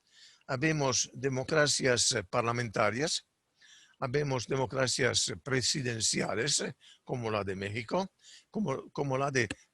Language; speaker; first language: Spanish; non-native, fluent; Italian